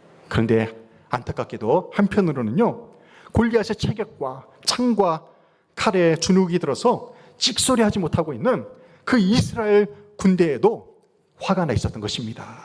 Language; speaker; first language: Korean; native; Korean